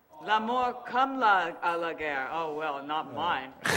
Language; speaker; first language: French; non-native, learner; English